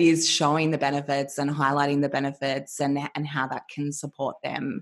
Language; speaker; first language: English; native; English